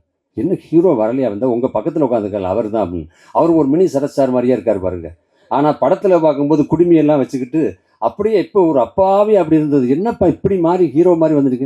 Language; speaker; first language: Tamil; native; Tamil